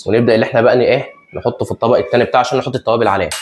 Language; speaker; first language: Arabic; native; Arabic